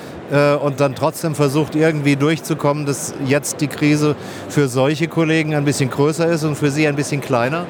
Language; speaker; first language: German; native; German